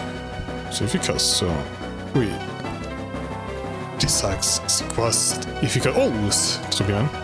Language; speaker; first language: French; non-native, learner; German